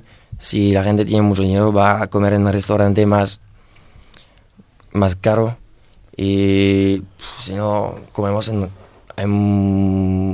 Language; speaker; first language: Spanish; non-native, learner; French